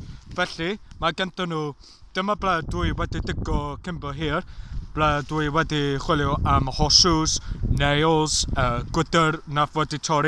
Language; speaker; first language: Welsh; non-native, learner; English